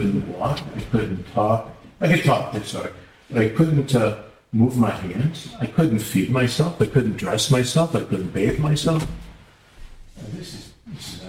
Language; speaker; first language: English; native; English